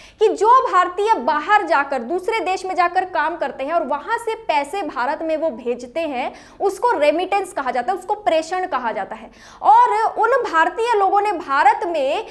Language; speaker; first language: Hindi; native; Hindi